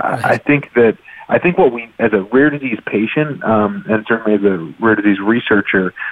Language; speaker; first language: English; native; English